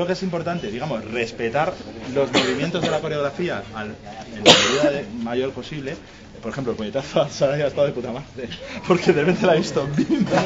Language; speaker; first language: Spanish; native; Spanish